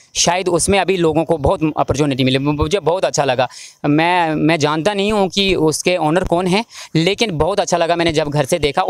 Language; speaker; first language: Hindi; native; Hindi